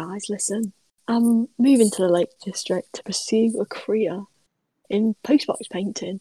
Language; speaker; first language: English; native; English